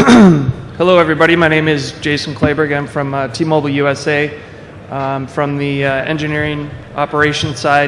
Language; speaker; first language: English; native; English